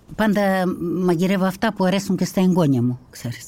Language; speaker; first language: Greek; early bilingual, heritage; Kazakh